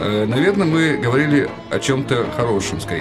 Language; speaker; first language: Russian; native; Russian